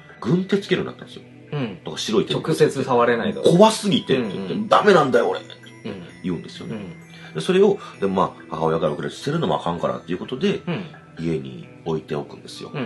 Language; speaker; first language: Japanese; native; Japanese